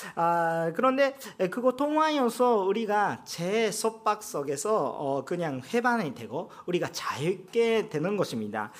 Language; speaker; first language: Korean; non-native, fluent; Japanese